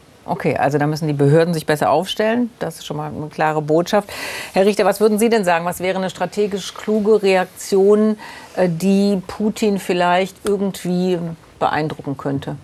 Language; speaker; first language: German; native; German